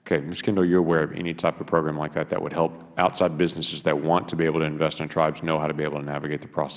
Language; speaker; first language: English; native; English